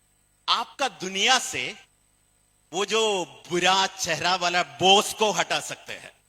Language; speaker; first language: Hindi; non-native, local second language; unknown